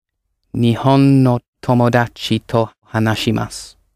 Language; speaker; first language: Japanese; non-native, learner; English